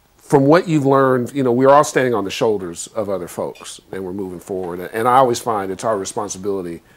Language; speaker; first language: English; native; English